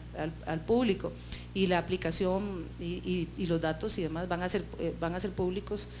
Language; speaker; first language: Spanish; native; Spanish